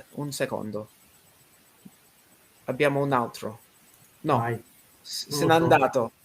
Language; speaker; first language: Italian; non-native, learner; English